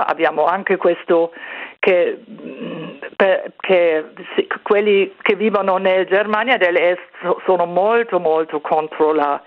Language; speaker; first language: Italian; non-native, fluent; German